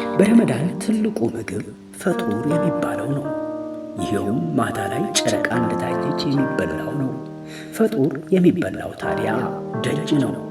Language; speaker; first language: Amharic; native; Amharic